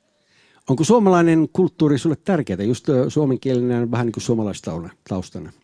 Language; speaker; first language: Finnish; native; Finnish